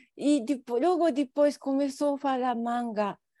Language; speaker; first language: Portuguese; non-native, learner; Japanese